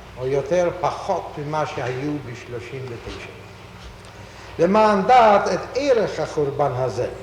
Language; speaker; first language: Hebrew; non-native, fluent; Polish